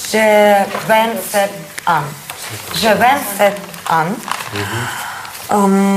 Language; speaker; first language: French; non-native, learner; Russian